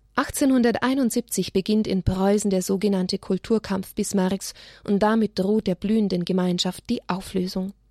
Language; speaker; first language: German; native; German